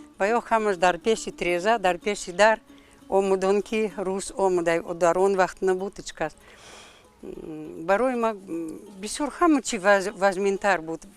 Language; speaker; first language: Tajik; non-native, fluent; Russian